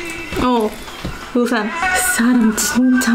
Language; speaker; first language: Korean; non-native, learner; Portuguese